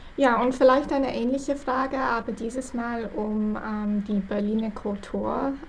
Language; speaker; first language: German; non-native, fluent; English